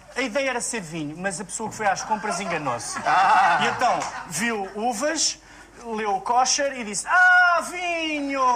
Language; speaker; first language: Portuguese; native; Portuguese